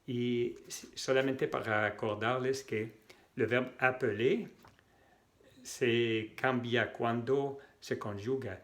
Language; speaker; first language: Spanish; non-native, fluent; French